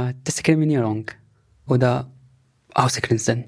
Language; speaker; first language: German; non-native, fluent; Arabic